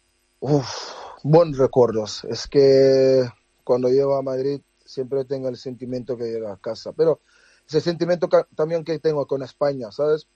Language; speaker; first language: Spanish; non-native, fluent; Dutch